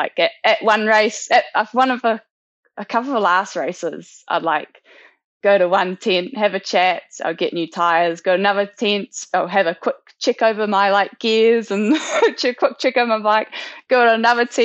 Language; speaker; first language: English; native; English